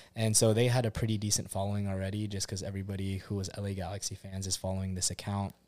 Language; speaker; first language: English; native; English